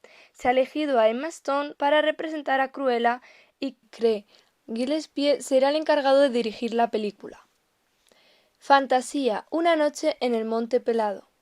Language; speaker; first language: Spanish; native; Spanish